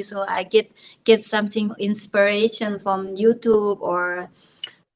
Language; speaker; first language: English; non-native, learner; Thai